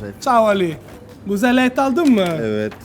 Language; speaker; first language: Turkish; non-native, learner; Italian